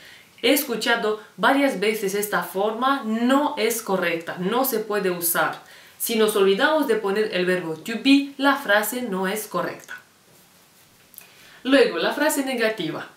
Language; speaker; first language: Spanish; non-native, fluent; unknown